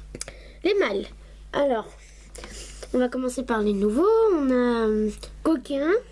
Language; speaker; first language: French; native; French